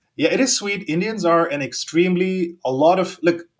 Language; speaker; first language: English; non-native, local second language; Gujarati